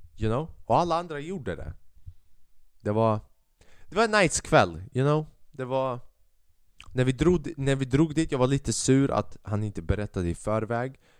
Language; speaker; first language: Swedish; early bilingual, other home language; Albanian